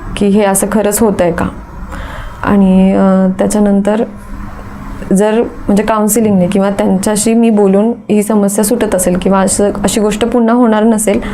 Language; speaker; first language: Marathi; native; Marathi